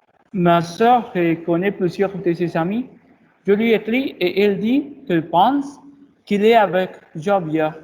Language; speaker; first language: French; non-native, learner; Spanish